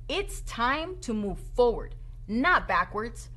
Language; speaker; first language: English; native; English